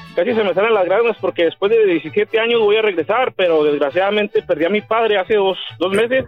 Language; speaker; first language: Spanish; native; Spanish